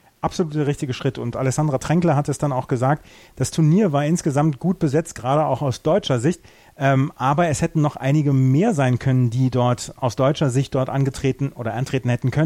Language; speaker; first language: German; native; German